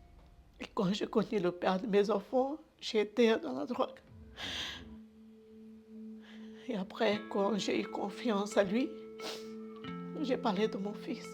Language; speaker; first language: French; non-native, learner; Portuguese